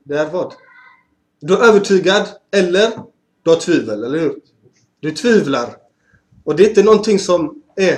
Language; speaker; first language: Swedish; early bilingual, other home language; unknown